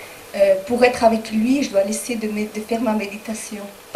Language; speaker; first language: French; non-native, fluent; Spanish